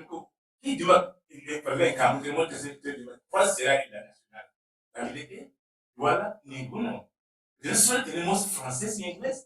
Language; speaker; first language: Spanish; non-native, learner; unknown